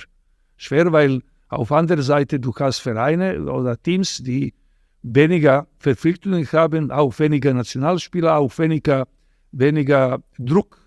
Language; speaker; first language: German; non-native, fluent; Serbian